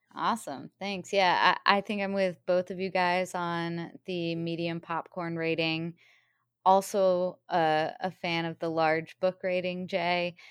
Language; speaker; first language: English; native; English